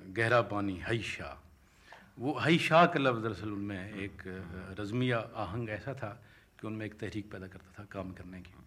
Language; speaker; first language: Urdu; non-native, local second language; Saraiki